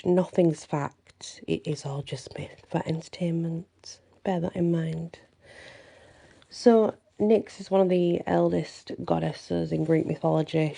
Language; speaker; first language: English; native; English